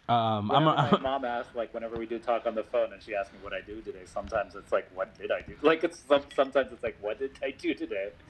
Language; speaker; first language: English; native; English